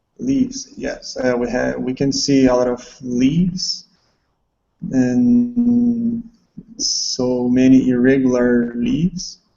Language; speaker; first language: English; non-native, learner; Portuguese